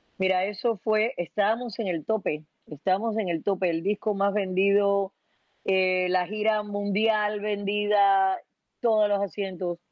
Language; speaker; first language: Spanish; early bilingual, heritage; Spanish